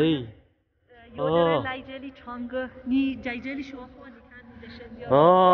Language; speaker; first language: Chinese; non-native, learner; Persian